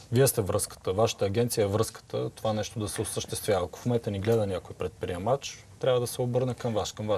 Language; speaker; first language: Bulgarian; native; Bulgarian